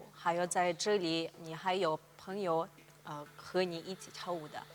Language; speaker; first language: Chinese; non-native, learner; Yakut